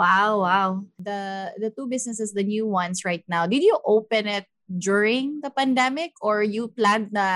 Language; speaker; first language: English; non-native, local second language; Cebuano